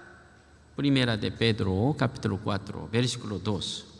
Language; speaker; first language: Spanish; non-native, learner; Korean